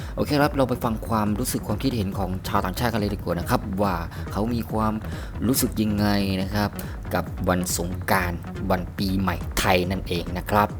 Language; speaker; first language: Thai; native; Thai